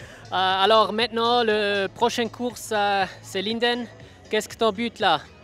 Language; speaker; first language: French; non-native, local second language; German